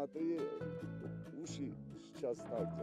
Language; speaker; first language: Russian; non-native, local second language; Armenian